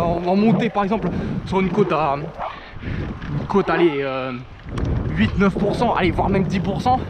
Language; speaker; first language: French; native; French